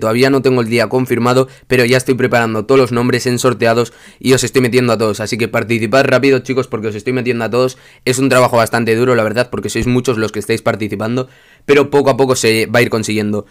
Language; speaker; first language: Spanish; native; Spanish